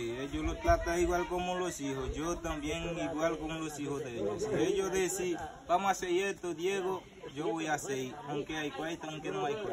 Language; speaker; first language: Spanish; non-native, learner; Haitian Creole